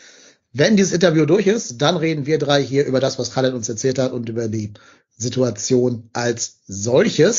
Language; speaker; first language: German; native; German